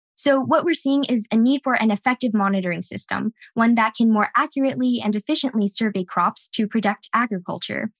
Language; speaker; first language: English; native; English